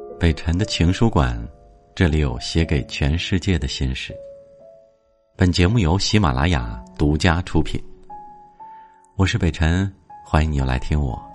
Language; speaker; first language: Chinese; native; Chinese